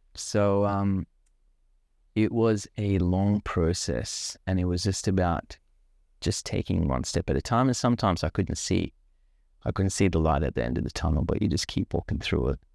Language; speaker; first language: English; non-native, local second language; Sinhala